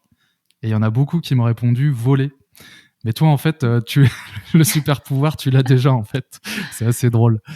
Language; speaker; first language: French; native; French